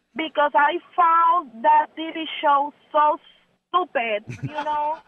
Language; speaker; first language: English; non-native, learner; Spanish